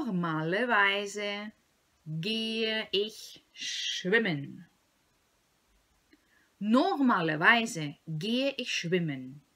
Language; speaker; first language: German; non-native, fluent; Portuguese